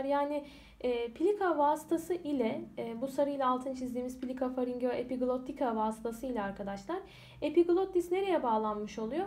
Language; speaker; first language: Turkish; native; Turkish